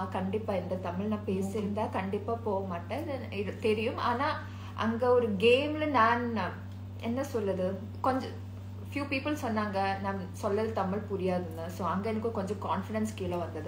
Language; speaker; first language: Tamil; non-native, learner; Malayalam